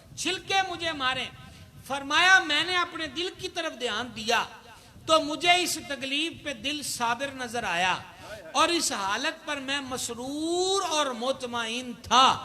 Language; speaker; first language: Urdu; non-native, local second language; Punjabi